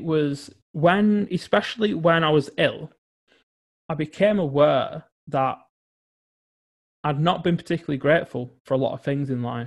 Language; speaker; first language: English; native; English